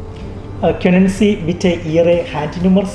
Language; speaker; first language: German; non-native, fluent; Malayalam